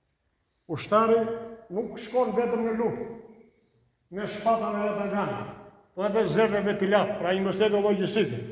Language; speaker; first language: Albanian; native; Albanian